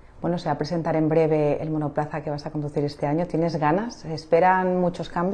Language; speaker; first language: Spanish; native; Spanish